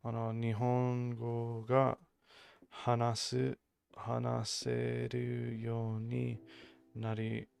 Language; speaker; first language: Japanese; non-native, learner; English